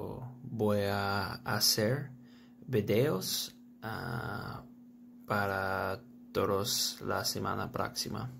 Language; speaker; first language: Spanish; non-native, learner; English